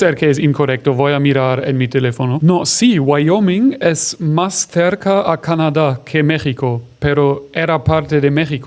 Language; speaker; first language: Spanish; non-native, fluent; German